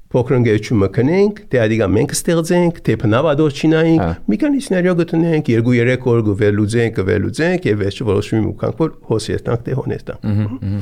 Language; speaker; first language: Armenian; early bilingual, heritage; Armenian